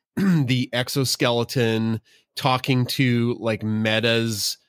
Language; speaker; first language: English; native; English